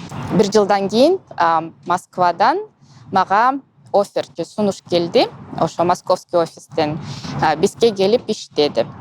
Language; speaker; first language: Kyrgyz; non-native, local second language; Russian